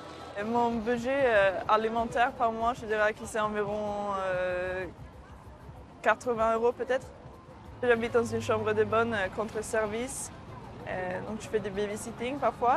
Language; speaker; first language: French; non-native, fluent; Swedish